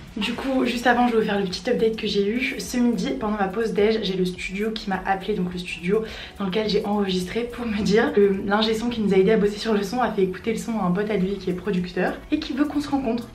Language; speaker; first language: French; native; French